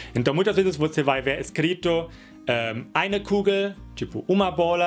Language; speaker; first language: Portuguese; non-native, fluent; German